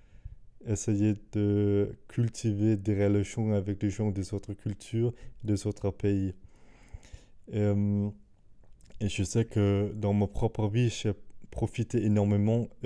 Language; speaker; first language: French; non-native, fluent; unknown